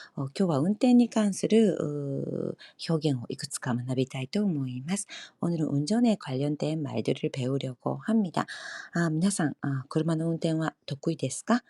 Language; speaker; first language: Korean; non-native, fluent; Japanese